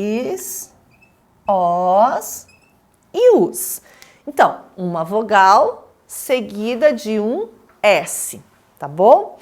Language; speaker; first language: Portuguese; native; Portuguese